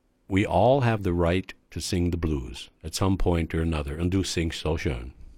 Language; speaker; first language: English; native; English